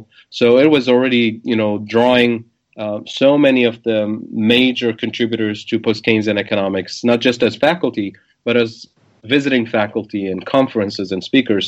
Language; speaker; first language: English; non-native, fluent; Arabic